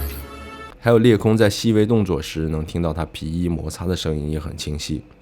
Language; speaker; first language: Chinese; native; Chinese